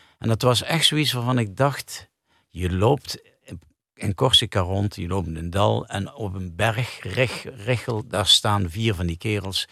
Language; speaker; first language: Dutch; native; Dutch